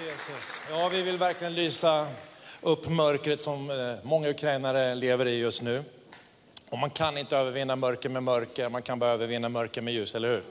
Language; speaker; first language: Swedish; native; Swedish